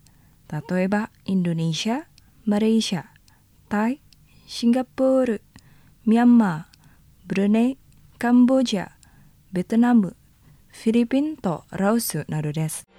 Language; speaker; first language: Japanese; non-native, fluent; Indonesian